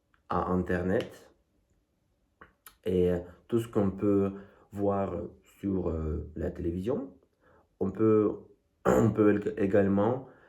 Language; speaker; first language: French; non-native, fluent; Russian